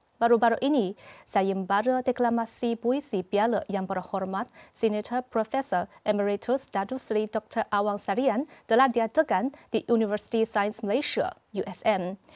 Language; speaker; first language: Malay; non-native, fluent; Chinese